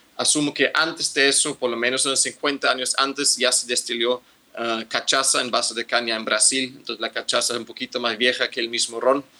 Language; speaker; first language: Spanish; non-native, fluent; German